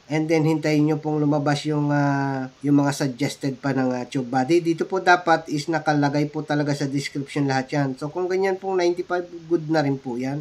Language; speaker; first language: Filipino; native; Filipino